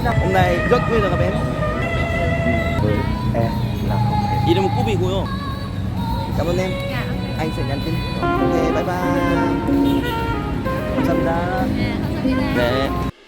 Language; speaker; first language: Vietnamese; non-native, learner; Korean